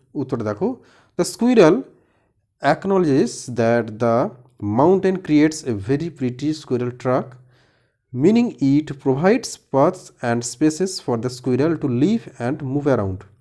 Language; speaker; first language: English; non-native, local second language; Bangla